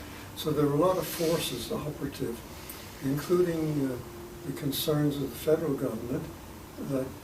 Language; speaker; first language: English; native; English